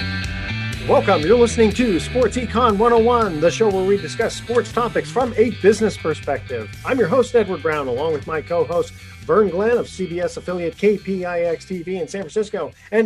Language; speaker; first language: English; native; English